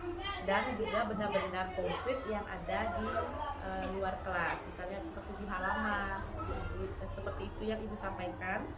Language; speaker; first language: Indonesian; native; Indonesian